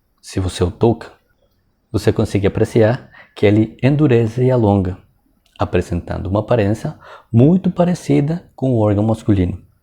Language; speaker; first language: Portuguese; non-native, fluent; Spanish